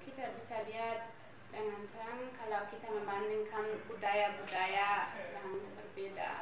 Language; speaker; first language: Indonesian; non-native, fluent; German